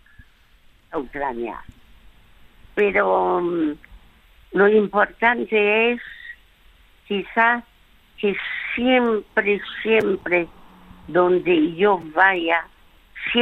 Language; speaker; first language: Spanish; early bilingual, other home language; French